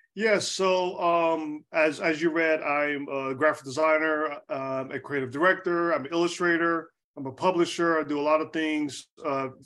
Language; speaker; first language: English; native; English